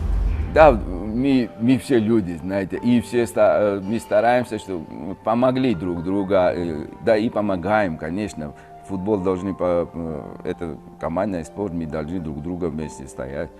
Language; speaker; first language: Russian; non-native, fluent; Georgian